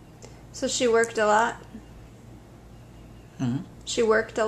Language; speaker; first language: English; native; English